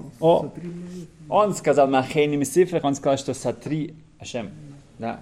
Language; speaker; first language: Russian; early bilingual, heritage; Russian